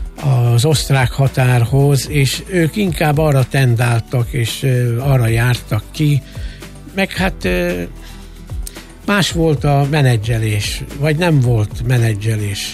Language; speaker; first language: Hungarian; native; Hungarian